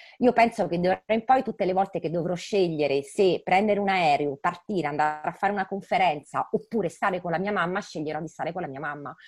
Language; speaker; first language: Italian; native; Italian